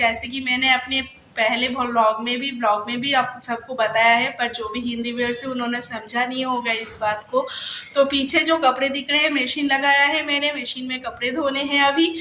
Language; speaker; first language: Hindi; non-native, local second language; Bangla